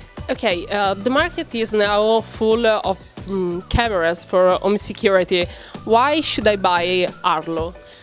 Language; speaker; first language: English; non-native, fluent; Italian